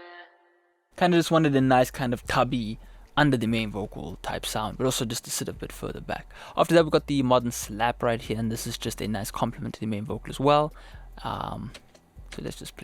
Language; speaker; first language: English; native; English